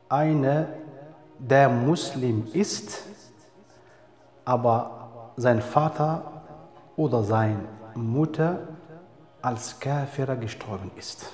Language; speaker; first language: German; non-native, fluent; Arabic